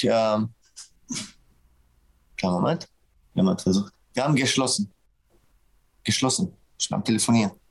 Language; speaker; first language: German; non-native, fluent; Arabic